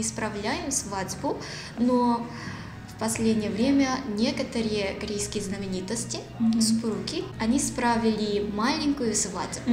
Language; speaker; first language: Russian; non-native, learner; Korean